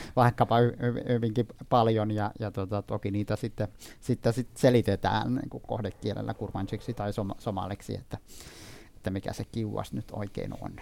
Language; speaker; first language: Finnish; non-native, fluent; Kurdish